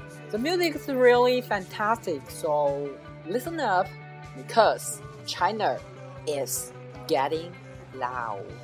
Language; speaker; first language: English; non-native, fluent; Chinese